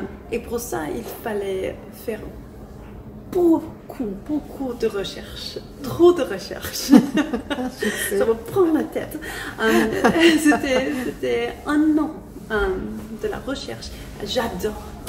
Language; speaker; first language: French; non-native, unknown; English